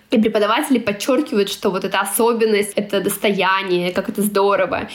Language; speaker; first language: Russian; non-native, local second language; Tatar